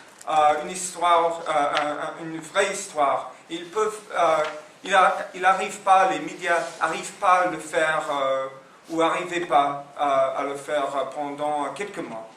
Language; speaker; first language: French; non-native, fluent; English